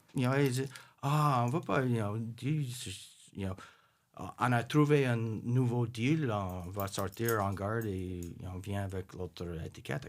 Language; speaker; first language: French; non-native, local second language; English